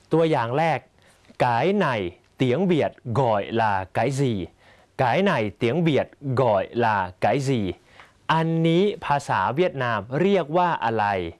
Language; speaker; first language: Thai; native; Thai